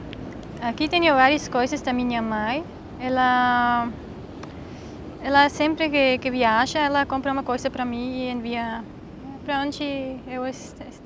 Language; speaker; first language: Portuguese; non-native, fluent; Swiss German